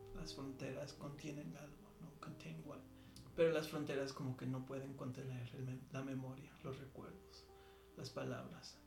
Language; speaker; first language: Spanish; early bilingual, heritage; Spanish